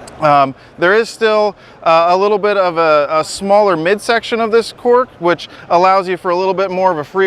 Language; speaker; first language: English; native; English